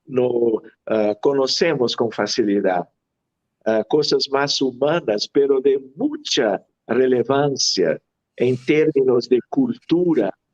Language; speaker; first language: Spanish; non-native, fluent; Portuguese